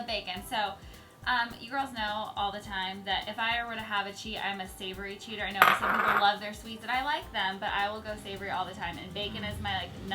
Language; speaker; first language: English; native; English